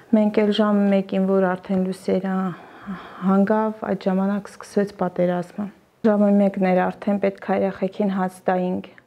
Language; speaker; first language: Armenian; native; Armenian